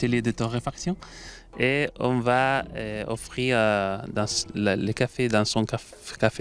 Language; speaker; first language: French; non-native, learner; Spanish